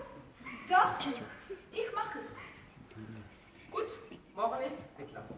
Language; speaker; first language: German; non-native, learner; Mongolian